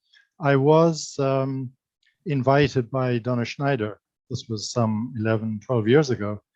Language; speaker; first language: English; native; English